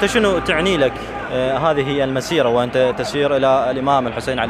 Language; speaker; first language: Arabic; native; Arabic